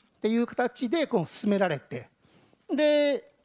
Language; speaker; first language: Japanese; native; Japanese